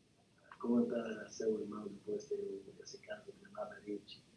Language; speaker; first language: Portuguese; non-native, learner; English